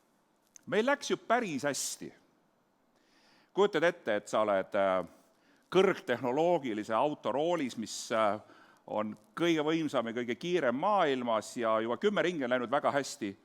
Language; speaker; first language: Estonian; native; Estonian